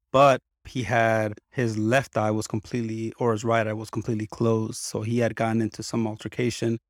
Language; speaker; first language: English; early bilingual, other home language; Spanish